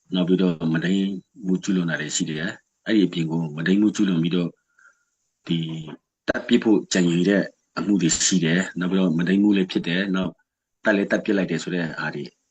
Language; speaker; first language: Burmese; non-native, local second language; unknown